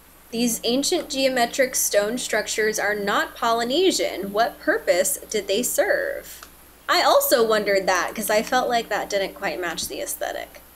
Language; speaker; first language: English; native; English